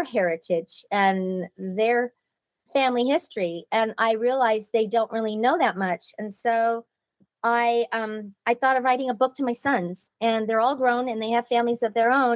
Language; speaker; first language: English; native; English